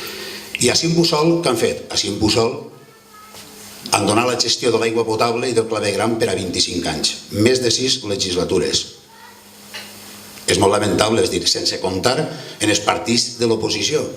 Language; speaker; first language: Catalan; native; Catalan